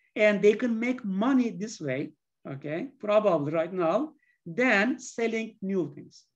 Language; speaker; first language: English; non-native, fluent; Turkish